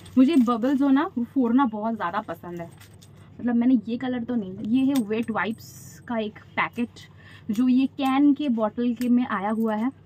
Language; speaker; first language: Hindi; non-native, local second language; Bangla